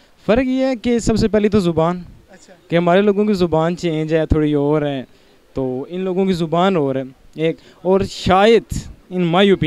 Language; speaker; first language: Hindi; non-native, local second language; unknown